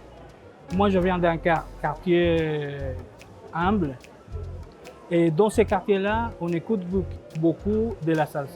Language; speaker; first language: French; non-native, fluent; Spanish